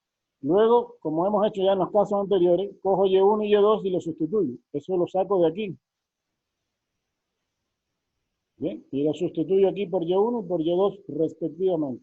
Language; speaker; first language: Spanish; native; Spanish